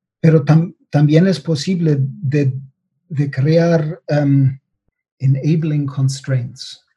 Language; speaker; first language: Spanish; non-native, fluent; German